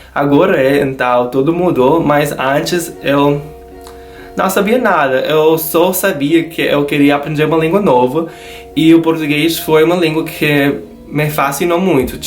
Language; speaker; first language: Portuguese; non-native, learner; English